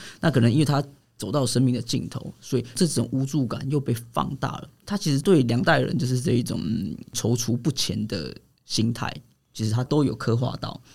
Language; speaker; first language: Chinese; native; Chinese